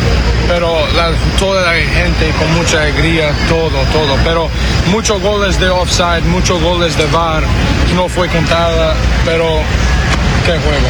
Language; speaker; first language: Spanish; non-native, learner; Portuguese